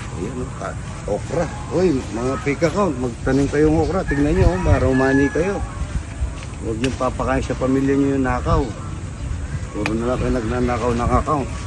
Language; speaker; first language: Filipino; non-native, local second language; Pampanga